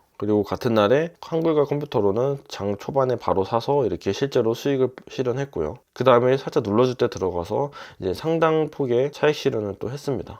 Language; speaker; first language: Korean; native; Korean